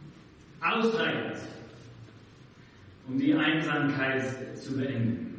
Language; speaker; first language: German; non-native, fluent; English